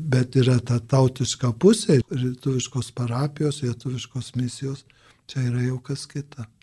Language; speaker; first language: Lithuanian; early bilingual, heritage; Lithuanian